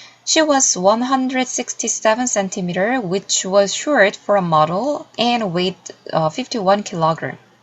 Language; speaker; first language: English; non-native, fluent; Korean